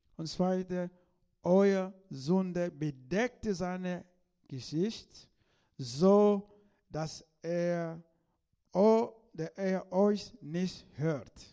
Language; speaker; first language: German; non-native, learner; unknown